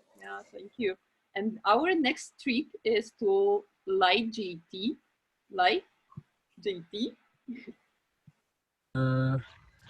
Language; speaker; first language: English; non-native, learner; Russian